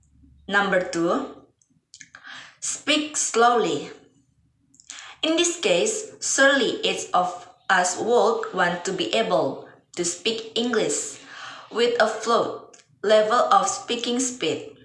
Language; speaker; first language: English; non-native, learner; Indonesian